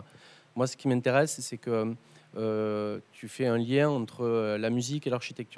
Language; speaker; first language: French; native; French